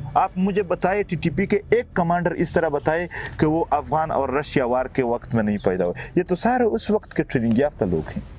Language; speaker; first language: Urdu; non-native, local second language; Pashto